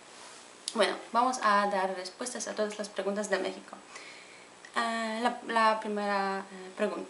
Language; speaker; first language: Spanish; non-native, fluent; Polish